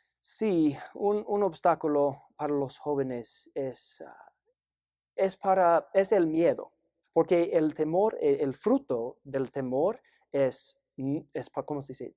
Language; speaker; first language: Spanish; non-native, fluent; English